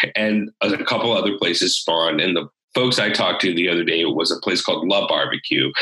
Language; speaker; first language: English; native; English